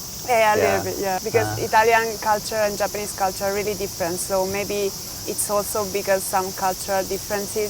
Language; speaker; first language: English; non-native, fluent; Italian